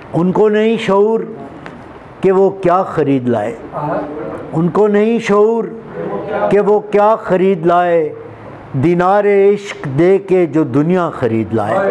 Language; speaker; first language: Urdu; non-native, local second language; Pahari-Potwari